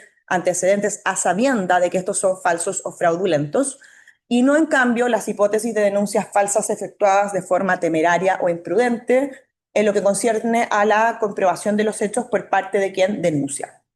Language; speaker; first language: Spanish; native; Spanish